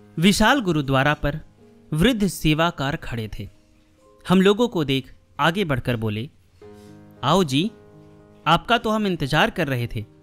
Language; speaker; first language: Hindi; native; Hindi